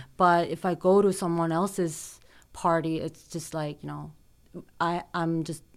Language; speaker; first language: English; early bilingual, other home language; Korean